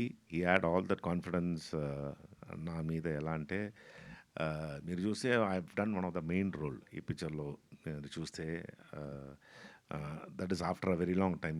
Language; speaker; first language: Telugu; non-native, fluent; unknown